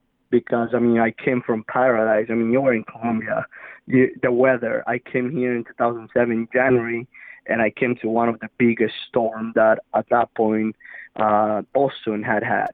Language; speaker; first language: English; non-native, fluent; Spanish